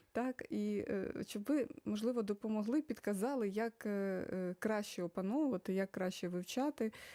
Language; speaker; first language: Ukrainian; native; Ukrainian